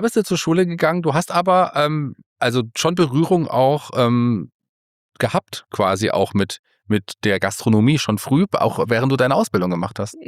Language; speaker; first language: German; native; German